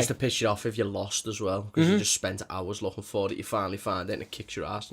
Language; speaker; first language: English; native; English